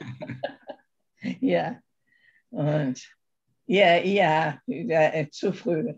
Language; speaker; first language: German; non-native, learner; Portuguese